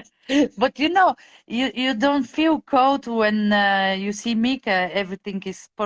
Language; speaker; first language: English; non-native, fluent; Bulgarian